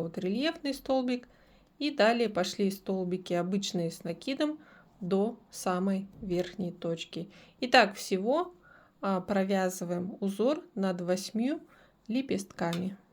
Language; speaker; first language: Russian; native; Russian